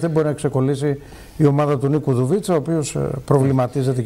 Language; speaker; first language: Greek; native; Greek